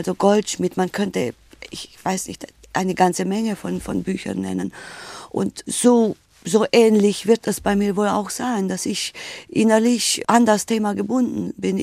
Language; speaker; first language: German; native; German